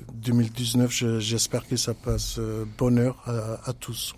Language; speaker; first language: French; non-native, learner; Kurdish